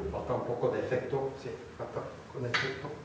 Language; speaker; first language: Spanish; non-native, fluent; French